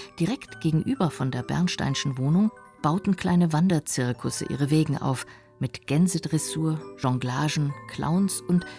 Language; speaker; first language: German; native; German